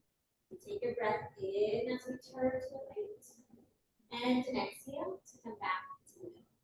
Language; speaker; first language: English; native; English